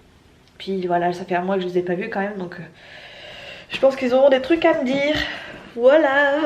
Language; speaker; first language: French; native; French